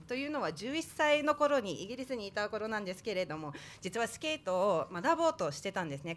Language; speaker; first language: Japanese; native; Japanese